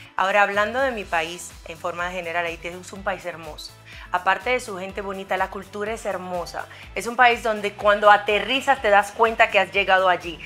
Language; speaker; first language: Spanish; non-native, fluent; Haitian Creole